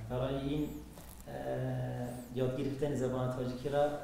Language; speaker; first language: Persian; non-native, learner; Turkish